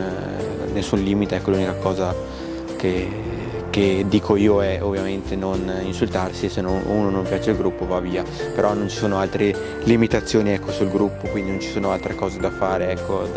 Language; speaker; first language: Italian; native; Italian